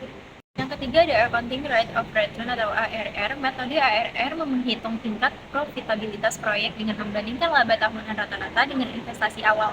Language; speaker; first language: Indonesian; native; Indonesian